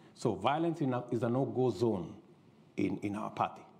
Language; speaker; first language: English; non-native, local second language; Kalenjin